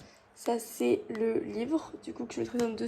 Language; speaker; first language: French; native; French